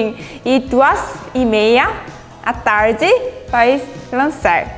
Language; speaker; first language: Portuguese; non-native, fluent; Korean